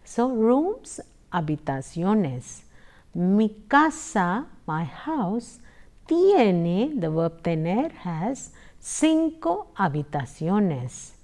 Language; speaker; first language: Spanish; non-native, fluent; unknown